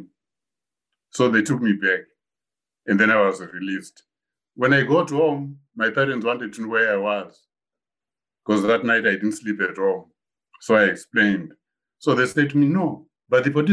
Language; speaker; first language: English; non-native, local second language; Shona